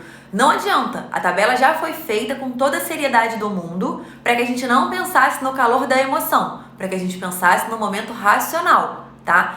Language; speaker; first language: Portuguese; native; Portuguese